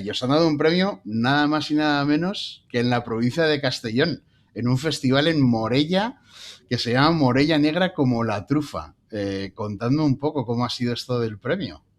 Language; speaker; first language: Spanish; native; Spanish